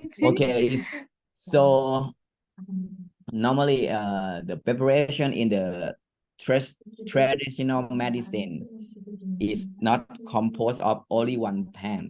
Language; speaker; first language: English; non-native, fluent; Thai